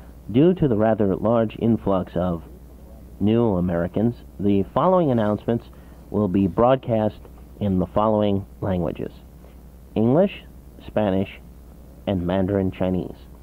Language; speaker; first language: English; native; English